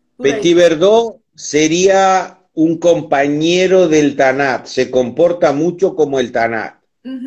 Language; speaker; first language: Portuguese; non-native, learner; Spanish